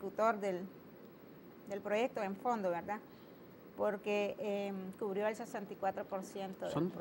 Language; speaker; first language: Spanish; native; Spanish